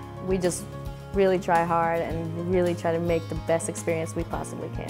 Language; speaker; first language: English; native; English